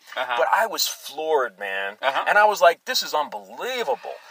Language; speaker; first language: English; native; English